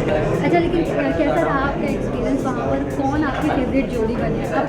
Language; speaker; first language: Hindi; native; Hindi